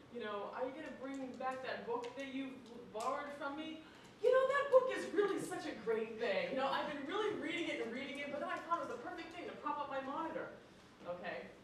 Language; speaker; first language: English; native; English